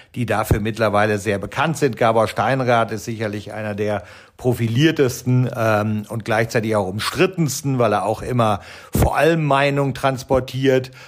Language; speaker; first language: German; native; German